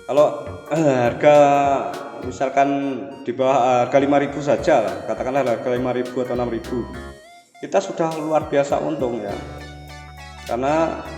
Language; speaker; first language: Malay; non-native, local second language; Javanese